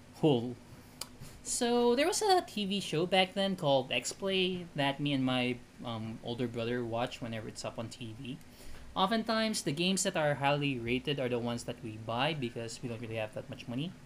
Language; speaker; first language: English; non-native, local second language; Filipino